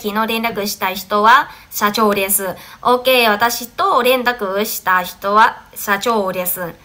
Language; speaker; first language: Japanese; non-native, fluent; Vietnamese